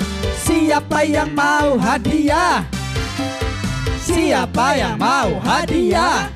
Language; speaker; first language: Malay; non-native, local second language; Javanese